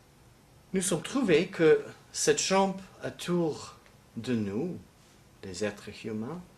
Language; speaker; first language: French; non-native, fluent; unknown